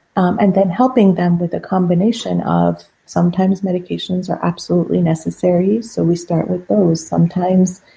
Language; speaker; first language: English; non-native, fluent; Persian